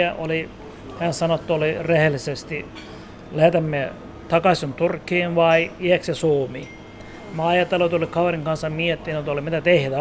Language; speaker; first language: Finnish; non-native, learner; Turkish